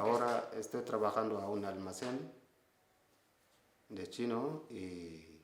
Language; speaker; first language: Spanish; non-native, learner; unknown